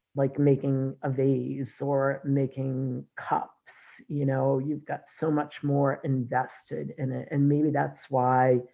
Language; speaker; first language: English; native; English